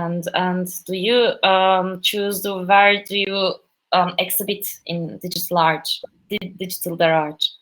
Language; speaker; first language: English; non-native, learner; Turkish